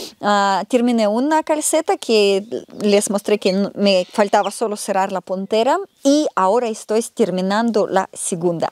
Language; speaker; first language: Spanish; non-native, fluent; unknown